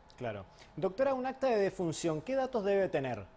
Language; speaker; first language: Spanish; native; Spanish